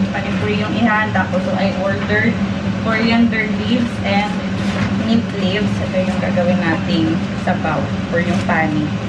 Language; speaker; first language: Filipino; non-native, local second language; Hiligaynon